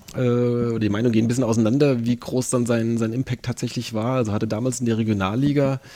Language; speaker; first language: German; native; German